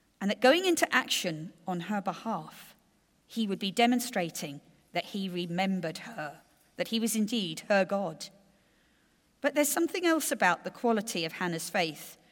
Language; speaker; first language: English; native; English